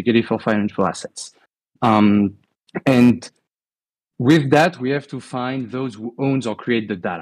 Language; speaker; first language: English; non-native, fluent; French